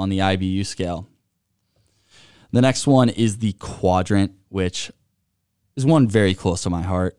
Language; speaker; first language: English; native; English